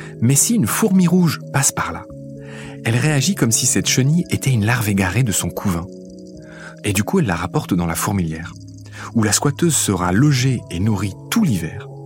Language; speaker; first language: French; native; French